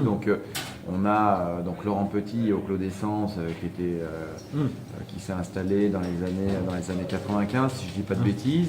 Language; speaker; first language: French; native; French